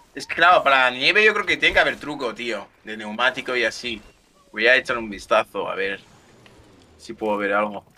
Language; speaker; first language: Spanish; native; Spanish